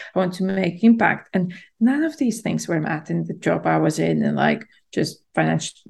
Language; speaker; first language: English; non-native, fluent; Latvian